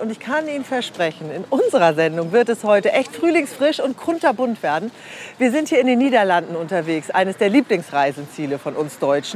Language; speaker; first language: German; native; German